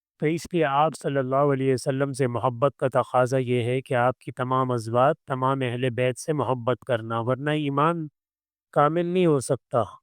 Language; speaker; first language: Urdu; native; Urdu